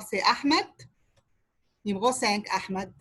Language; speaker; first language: French; non-native, fluent; Arabic